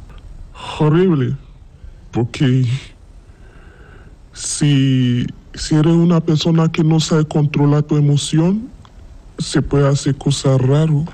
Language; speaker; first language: Spanish; non-native, learner; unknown